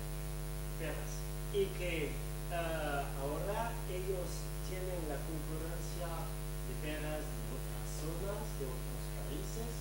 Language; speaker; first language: Spanish; non-native, fluent; French